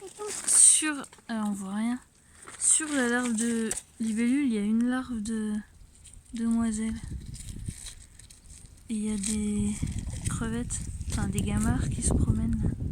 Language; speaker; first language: French; native; French